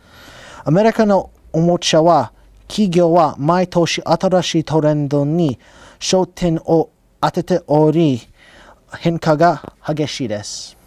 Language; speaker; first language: Japanese; non-native, learner; English